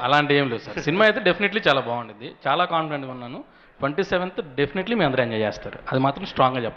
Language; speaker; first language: Telugu; native; Telugu